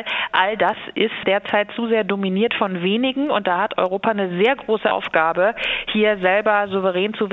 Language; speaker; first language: German; native; German